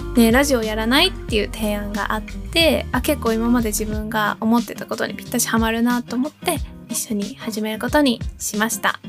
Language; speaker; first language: Japanese; early bilingual, heritage; Japanese